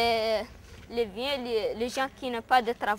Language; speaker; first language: French; non-native, learner; Arabic